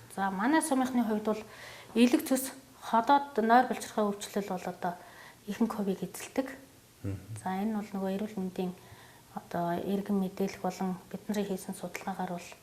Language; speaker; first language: Mongolian; native; Mongolian